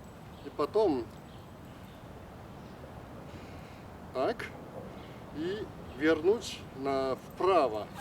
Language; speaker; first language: Russian; non-native, learner; Chinese